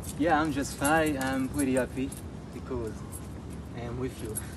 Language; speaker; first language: English; non-native, learner; Haitian Creole